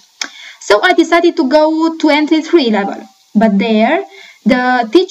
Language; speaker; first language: English; non-native, fluent; Romanian